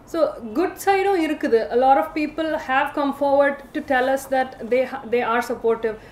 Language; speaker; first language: English; early bilingual, other home language; Tamil